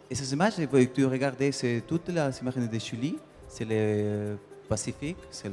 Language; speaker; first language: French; non-native, learner; Spanish